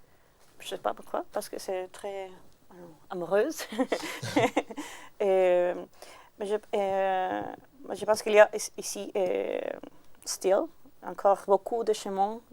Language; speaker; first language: French; non-native, learner; Spanish